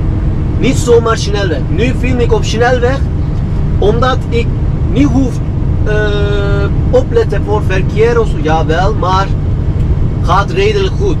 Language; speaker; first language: Dutch; non-native, fluent; Turkish